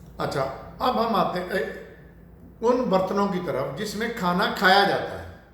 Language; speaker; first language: Urdu; non-native, local second language; Punjabi